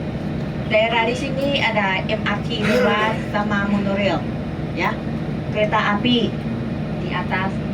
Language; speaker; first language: Indonesian; non-native, learner; Thai